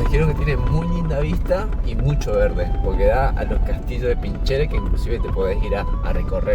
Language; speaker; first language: Spanish; native; Spanish